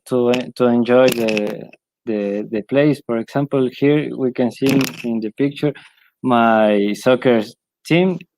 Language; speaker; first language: English; non-native, learner; Spanish